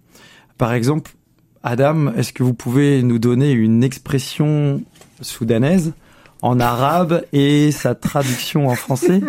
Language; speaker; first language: French; native; French